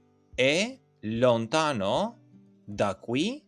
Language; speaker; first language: Italian; non-native, fluent; Albanian